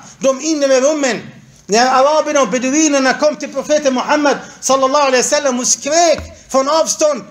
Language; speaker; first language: Swedish; non-native, fluent; Arabic